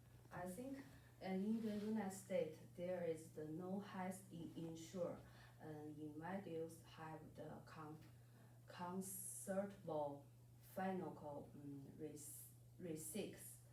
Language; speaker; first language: English; non-native, learner; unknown